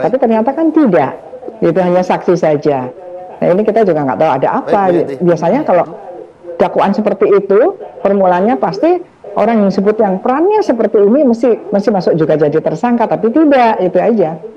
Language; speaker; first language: Indonesian; native; Indonesian